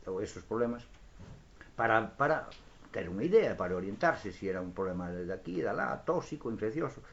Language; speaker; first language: Spanish; non-native, local second language; Galician